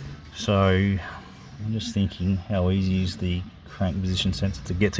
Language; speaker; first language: English; native; English